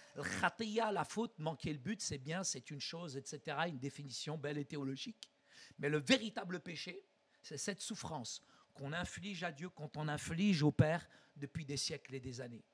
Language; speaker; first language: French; early bilingual, other home language; Arabic